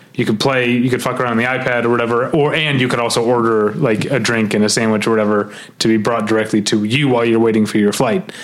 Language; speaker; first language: English; native; English